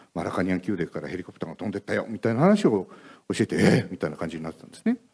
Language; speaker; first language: Japanese; native; Japanese